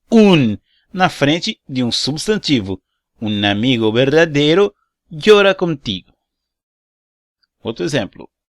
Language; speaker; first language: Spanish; non-native, learner; Portuguese